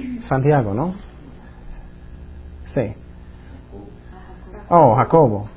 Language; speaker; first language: Spanish; non-native, fluent; English